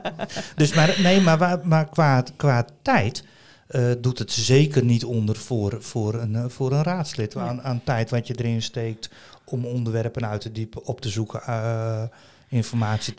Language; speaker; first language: Dutch; native; Dutch